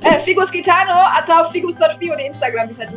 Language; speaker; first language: Indonesian; non-native, fluent; German